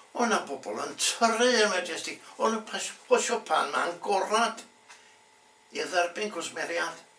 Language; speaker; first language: Welsh; native; Welsh